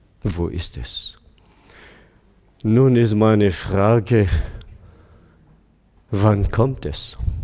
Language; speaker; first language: German; non-native, fluent; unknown